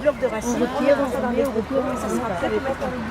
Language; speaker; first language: French; native; French